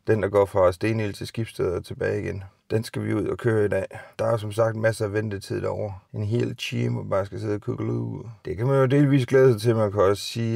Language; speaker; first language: Danish; native; Danish